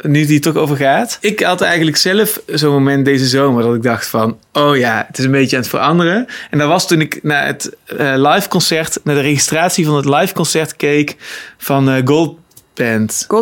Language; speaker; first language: Dutch; native; Dutch